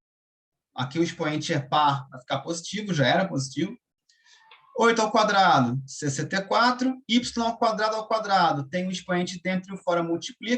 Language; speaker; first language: Portuguese; native; Portuguese